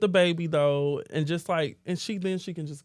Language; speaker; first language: English; native; English